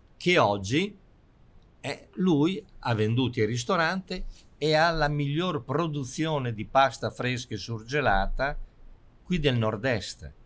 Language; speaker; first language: Italian; native; Italian